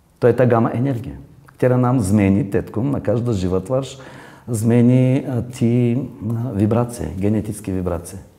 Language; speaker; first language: Czech; non-native, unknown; Bulgarian